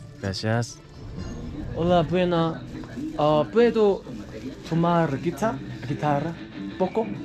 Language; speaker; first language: Spanish; non-native, learner; Korean